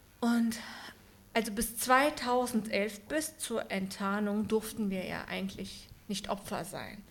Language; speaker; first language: German; early bilingual, other home language; Turkish